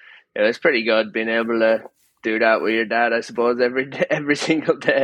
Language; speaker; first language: English; native; English